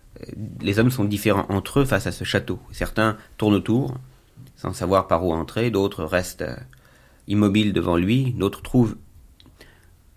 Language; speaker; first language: French; native; French